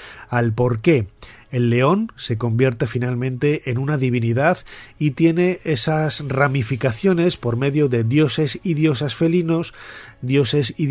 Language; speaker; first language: Spanish; native; Spanish